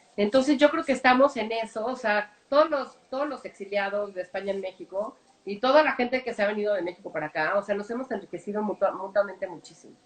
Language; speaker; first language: Spanish; native; Spanish